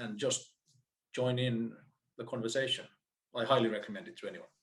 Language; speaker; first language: English; non-native, fluent; Finnish